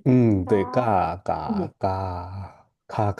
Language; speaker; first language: Chinese; non-native, fluent; Burmese